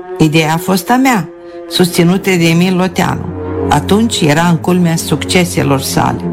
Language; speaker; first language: Romanian; non-native, local second language; Russian